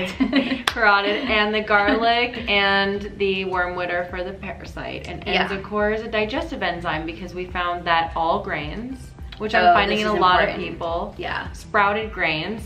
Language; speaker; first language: English; native; English